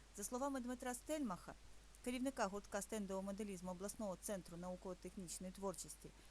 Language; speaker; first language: Ukrainian; native; Ukrainian